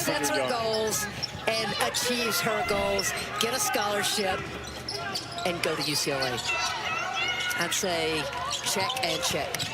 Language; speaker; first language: English; native; English